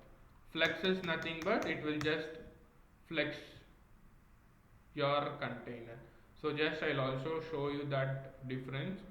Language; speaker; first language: English; non-native, local second language; Kannada